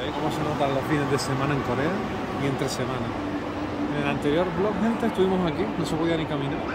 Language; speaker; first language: Spanish; native; Spanish